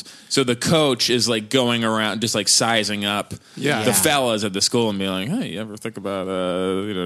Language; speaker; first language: English; native; English